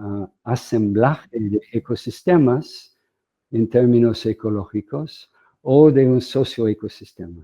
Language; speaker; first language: Spanish; non-native, fluent; English